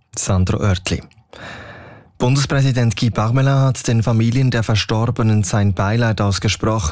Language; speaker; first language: German; native; German